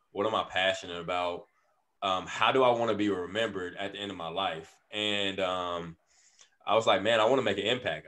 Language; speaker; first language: English; native; English